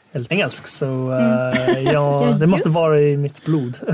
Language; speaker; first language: Swedish; non-native, fluent; English